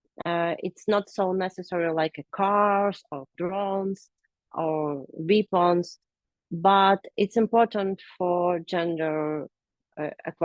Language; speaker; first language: English; non-native, learner; Ukrainian